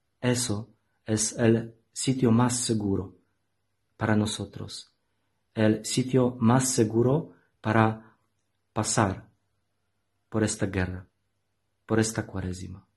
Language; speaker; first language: Spanish; non-native, learner; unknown